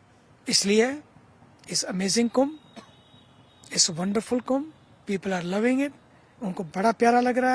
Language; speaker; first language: Hindi; native; Hindi